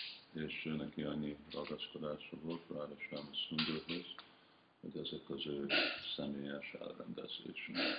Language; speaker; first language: Hungarian; early bilingual, heritage; Hungarian